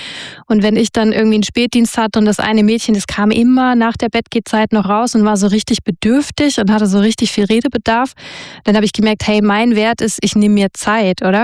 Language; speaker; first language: German; native; German